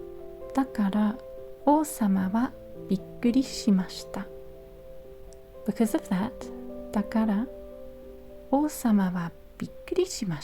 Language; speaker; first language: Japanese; non-native, learner; English